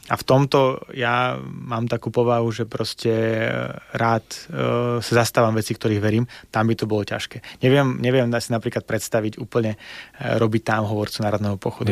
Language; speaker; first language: Slovak; non-native, fluent; Russian